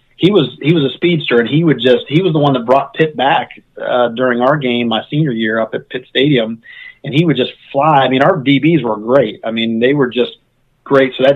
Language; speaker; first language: English; native; English